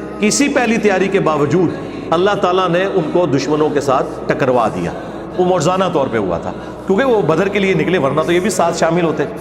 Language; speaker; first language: Urdu; native; Urdu